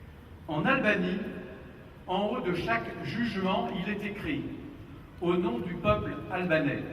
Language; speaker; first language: French; native; French